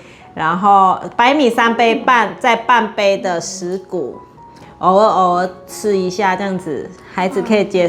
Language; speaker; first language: Chinese; native; Chinese